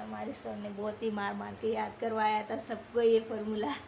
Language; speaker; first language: Hindi; native; Hindi